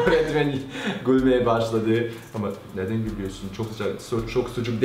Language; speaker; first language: Turkish; non-native, learner; Korean